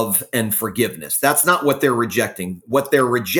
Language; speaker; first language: English; native; English